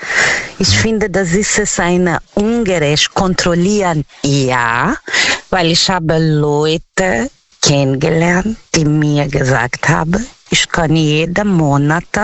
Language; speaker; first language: German; non-native, fluent; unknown